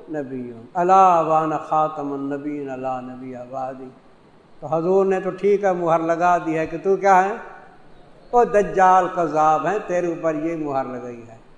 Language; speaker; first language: Urdu; non-native, local second language; Punjabi